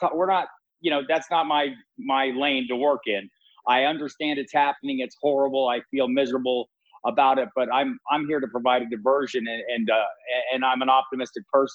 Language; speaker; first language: English; native; English